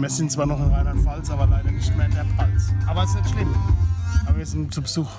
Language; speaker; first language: German; native; German